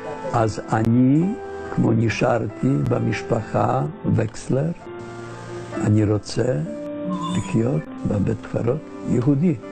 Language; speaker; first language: Hebrew; non-native, learner; Polish